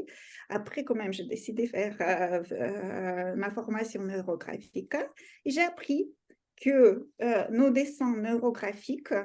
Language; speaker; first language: French; non-native, fluent; Russian